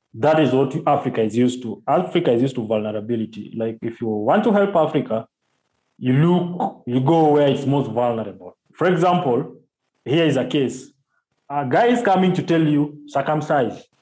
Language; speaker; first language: English; non-native, local second language; Luo (Kenya and Tanzania)